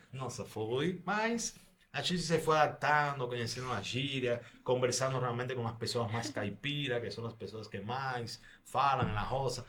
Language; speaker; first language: Portuguese; non-native, fluent; Spanish